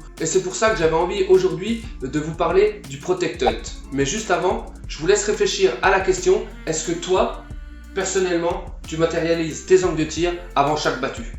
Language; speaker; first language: French; native; French